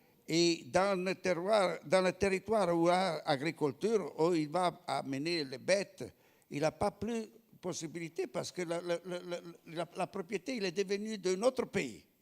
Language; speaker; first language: French; non-native, fluent; Italian